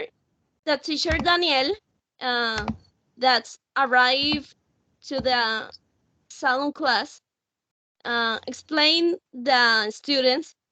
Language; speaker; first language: English; non-native, learner; Spanish